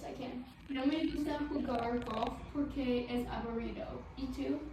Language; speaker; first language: Spanish; non-native, learner; English